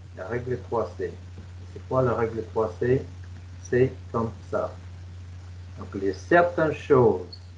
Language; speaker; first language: French; non-native, fluent; English